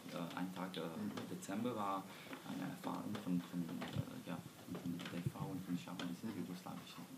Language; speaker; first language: German; non-native, learner; Slovenian